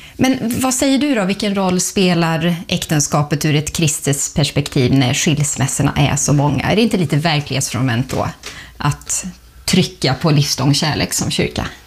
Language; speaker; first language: Swedish; native; Swedish